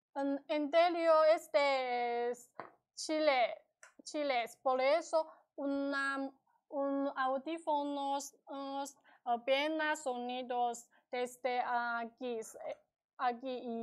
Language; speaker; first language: Spanish; non-native, learner; Chinese